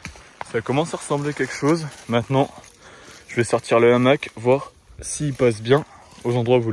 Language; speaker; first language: French; native; French